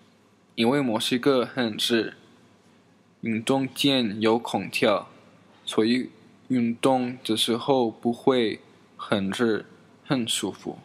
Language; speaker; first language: Chinese; non-native, learner; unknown